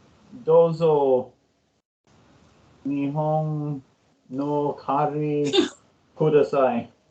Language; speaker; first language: Japanese; non-native, learner; English